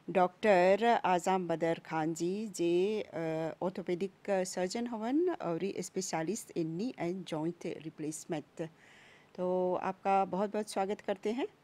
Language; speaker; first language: Hindi; non-native, local second language; Bhojpuri